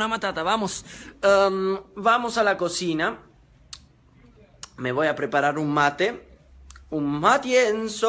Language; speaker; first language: Spanish; non-native, fluent; Italian